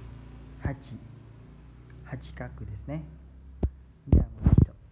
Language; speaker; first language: Japanese; non-native, learner; Indonesian